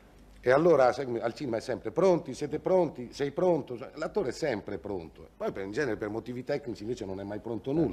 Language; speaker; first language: Italian; native; Italian